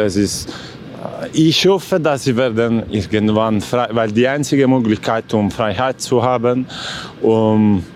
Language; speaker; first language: German; non-native, learner; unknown